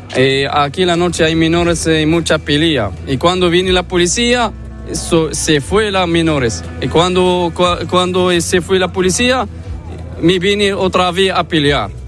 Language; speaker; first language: Spanish; non-native, learner; Arabic